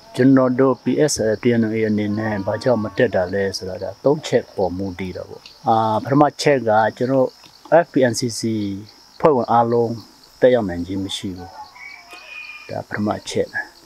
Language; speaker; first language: Burmese; non-native, local second language; Shwe Palaung